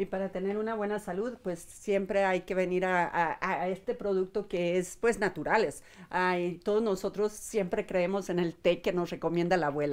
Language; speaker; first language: Spanish; native; Spanish